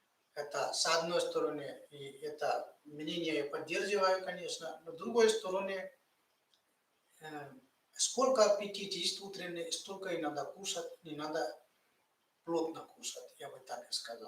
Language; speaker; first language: Russian; non-native, fluent; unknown